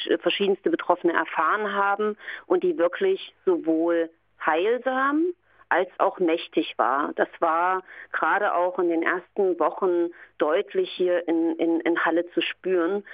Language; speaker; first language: German; native; German